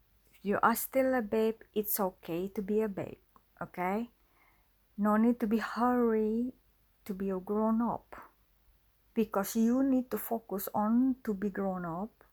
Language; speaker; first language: English; non-native, fluent; Indonesian